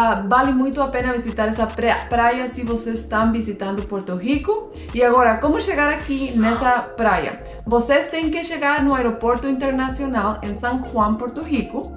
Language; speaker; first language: Portuguese; non-native, fluent; Spanish